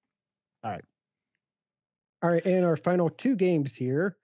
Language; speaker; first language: English; native; English